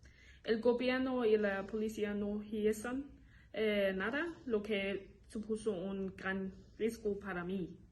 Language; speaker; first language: Spanish; non-native, learner; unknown